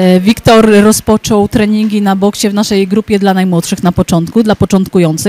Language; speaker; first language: Polish; native; Polish